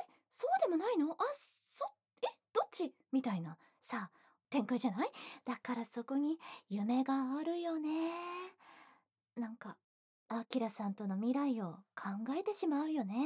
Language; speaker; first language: Japanese; native; Japanese